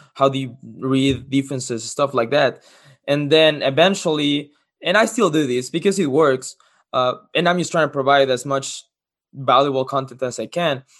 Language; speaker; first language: English; non-native, fluent; Spanish